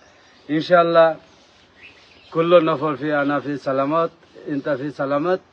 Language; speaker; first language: Arabic; non-native, learner; Bangla